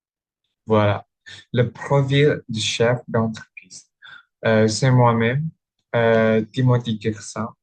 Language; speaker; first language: French; non-native, learner; Indonesian